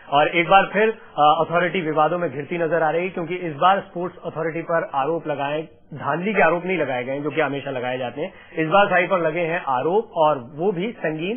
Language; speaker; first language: Hindi; native; Hindi